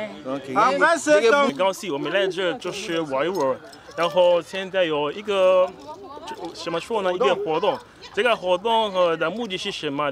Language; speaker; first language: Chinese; non-native, learner; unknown